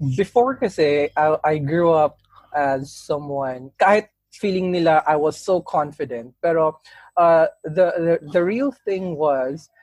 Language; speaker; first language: English; non-native, local second language; Cebuano